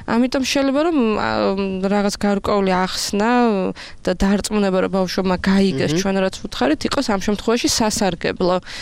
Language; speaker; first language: Georgian; native; Georgian